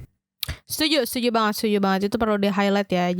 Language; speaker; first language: Indonesian; native; Indonesian